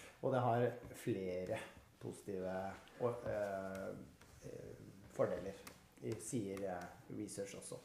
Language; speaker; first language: Norwegian; native; Norwegian